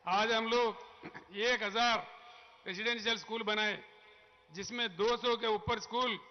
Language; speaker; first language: Hindi; non-native, local second language; Telugu